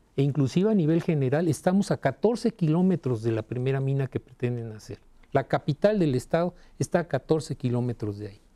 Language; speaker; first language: Spanish; native; Spanish